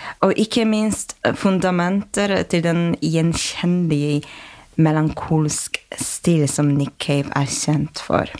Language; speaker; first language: Norwegian; non-native, fluent; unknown